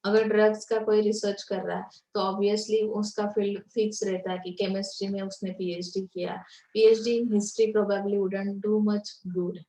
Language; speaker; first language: Hindi; non-native, local second language; Marathi